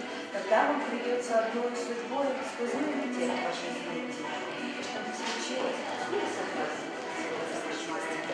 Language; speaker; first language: Russian; native; Russian